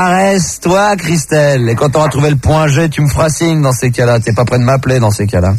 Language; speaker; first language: French; native; French